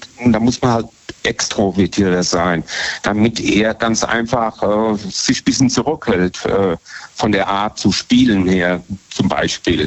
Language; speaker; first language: German; native; German